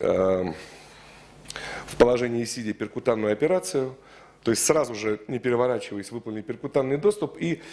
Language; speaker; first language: Russian; native; Russian